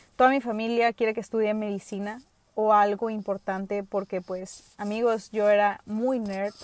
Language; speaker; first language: Spanish; early bilingual, other home language; English